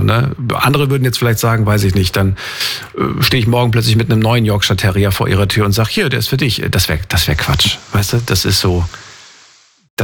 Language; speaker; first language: German; native; German